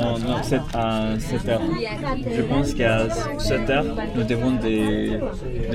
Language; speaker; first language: French; non-native, learner; Spanish